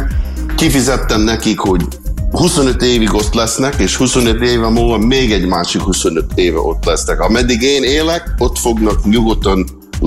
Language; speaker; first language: Hungarian; early bilingual, heritage; English